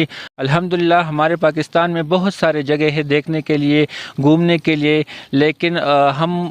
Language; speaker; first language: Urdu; non-native, local second language; Pashto